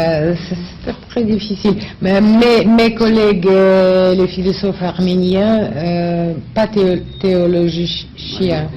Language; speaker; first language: French; non-native, learner; Russian